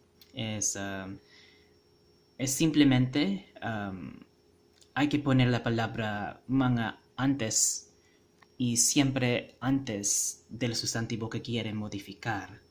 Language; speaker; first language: Spanish; non-native, fluent; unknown